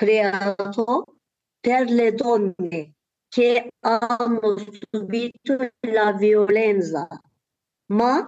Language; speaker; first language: Italian; non-native, learner; Turkish